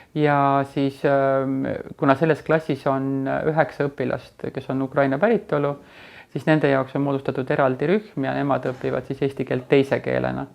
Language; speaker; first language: Estonian; non-native, local second language; Russian